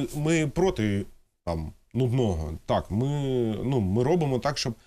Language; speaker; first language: Ukrainian; native; Ukrainian